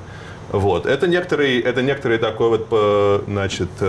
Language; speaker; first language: Russian; native; Russian